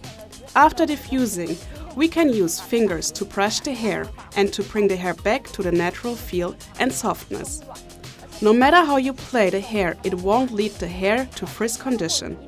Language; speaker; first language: English; non-native, fluent; Chinese